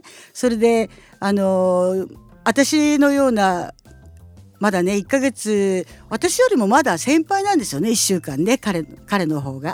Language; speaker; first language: Japanese; native; Japanese